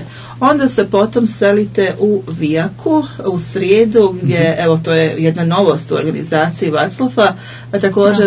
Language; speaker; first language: Serbian; native; Serbian